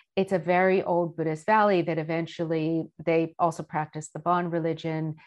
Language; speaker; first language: English; native; English